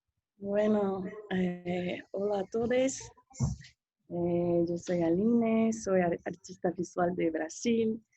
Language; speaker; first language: Spanish; non-native, fluent; Portuguese